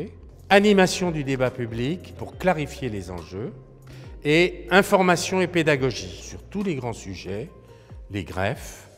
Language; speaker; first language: French; native; French